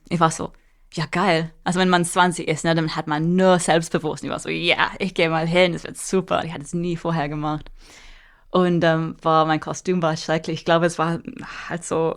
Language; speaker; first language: German; non-native, fluent; English